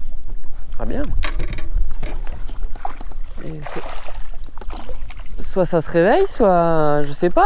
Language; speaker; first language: French; native; French